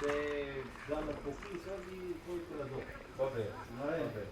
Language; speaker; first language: Italian; non-native, learner; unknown